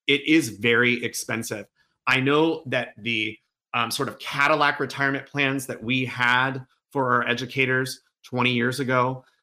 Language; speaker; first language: English; native; English